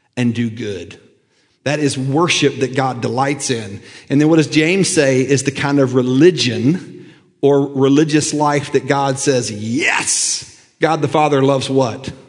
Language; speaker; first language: English; native; English